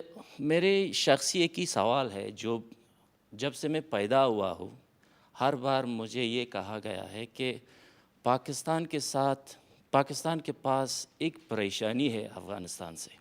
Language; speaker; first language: Hindi; non-native, learner; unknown